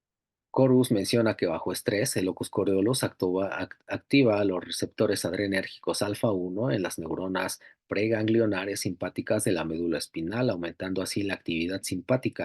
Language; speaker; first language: Spanish; native; Spanish